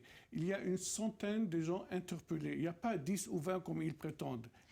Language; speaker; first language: French; non-native, fluent; Arabic